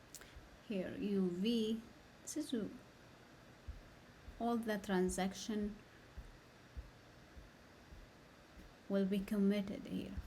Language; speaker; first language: English; non-native, learner; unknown